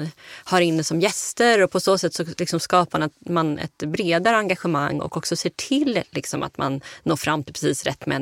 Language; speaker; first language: Swedish; native; Swedish